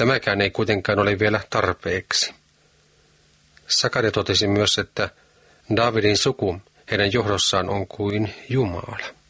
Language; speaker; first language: Finnish; native; Finnish